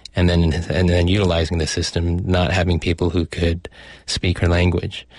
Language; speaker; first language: English; early bilingual, other home language; Chinese